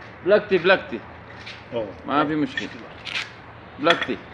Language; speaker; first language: Arabic; non-native, learner; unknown